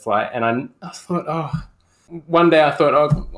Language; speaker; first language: English; native; English